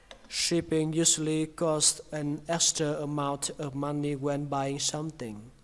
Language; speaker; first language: English; non-native, fluent; Vietnamese